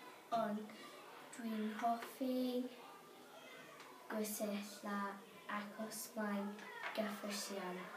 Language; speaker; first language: Welsh; non-native, local second language; English